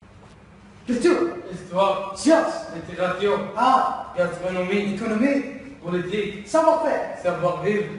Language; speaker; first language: French; non-native, learner; Arabic